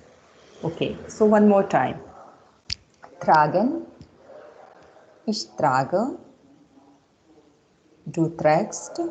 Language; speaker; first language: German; non-native, fluent; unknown